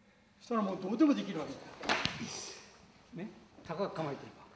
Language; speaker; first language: Japanese; native; Japanese